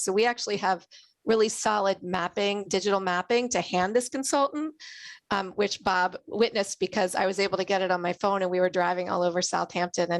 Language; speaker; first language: English; native; English